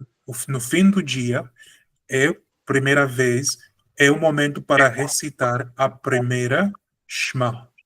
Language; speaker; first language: Portuguese; non-native, fluent; Spanish